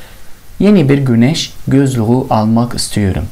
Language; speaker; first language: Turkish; non-native, fluent; Arabic